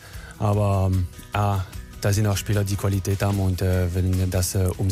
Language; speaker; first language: German; non-native, learner; French